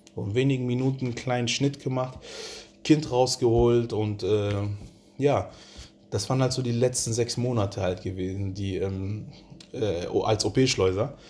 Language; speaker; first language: German; early bilingual, other home language; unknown